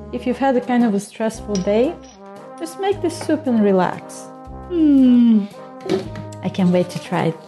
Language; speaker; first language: English; non-native, fluent; Bulgarian